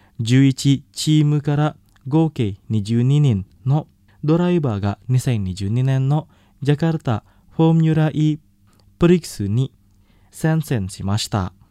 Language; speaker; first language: Japanese; non-native, fluent; Indonesian